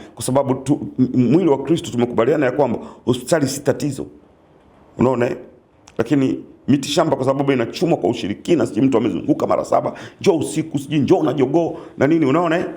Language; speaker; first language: Swahili; native; Swahili